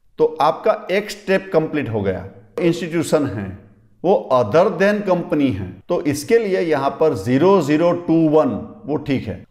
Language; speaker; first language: Hindi; non-native, local second language; Gujarati